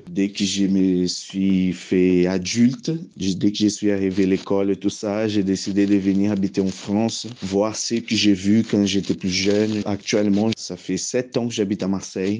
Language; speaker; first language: French; non-native, fluent; Portuguese